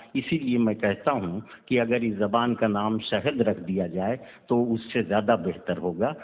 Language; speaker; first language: Urdu; native; Urdu